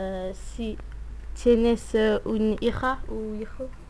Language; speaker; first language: Spanish; non-native, learner; French